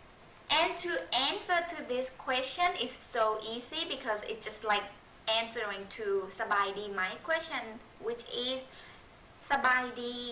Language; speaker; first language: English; non-native, fluent; Thai